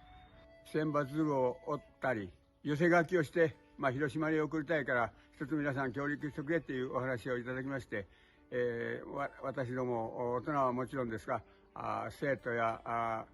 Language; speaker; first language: Japanese; native; Japanese